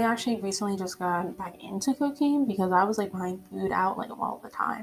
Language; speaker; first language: English; native; English